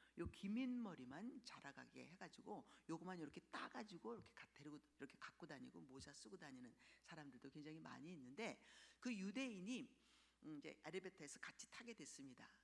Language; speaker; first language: Korean; early bilingual, heritage; Korean